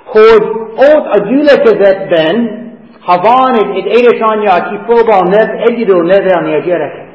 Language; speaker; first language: Hungarian; non-native, fluent; English